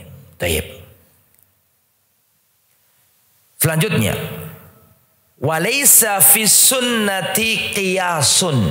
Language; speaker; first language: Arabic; non-native, fluent; Indonesian